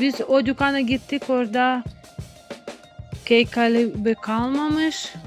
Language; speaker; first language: Turkish; non-native, learner; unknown